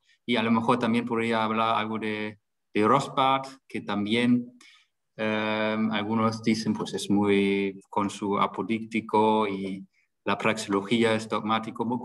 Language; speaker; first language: Spanish; non-native, fluent; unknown